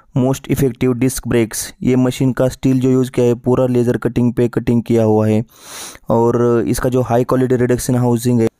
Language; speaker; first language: Hindi; non-native, local second language; Marathi